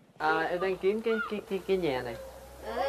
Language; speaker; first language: Vietnamese; native; Vietnamese